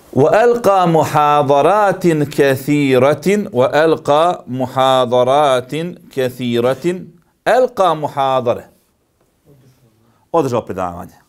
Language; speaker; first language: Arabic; non-native, fluent; Bosnian